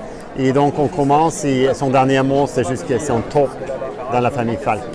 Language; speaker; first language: French; non-native, fluent; Norwegian